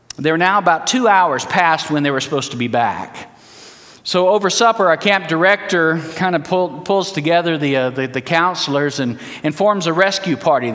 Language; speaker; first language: English; early bilingual, heritage; English